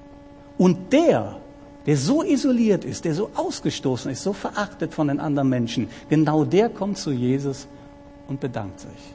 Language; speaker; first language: German; native; German